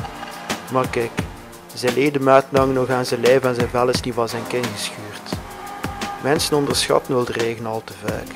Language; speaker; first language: Dutch; native; Dutch